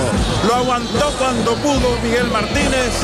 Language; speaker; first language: Spanish; native; Spanish